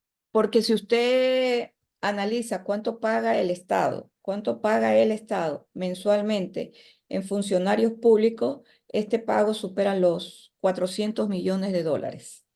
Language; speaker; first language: Spanish; native; Spanish